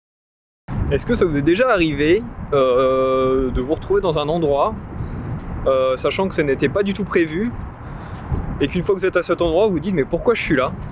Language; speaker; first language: French; native; French